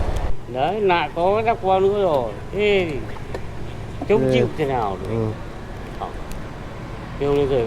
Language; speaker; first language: Vietnamese; native; Vietnamese